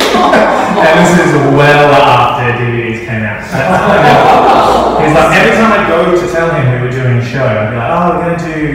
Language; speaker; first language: English; native; English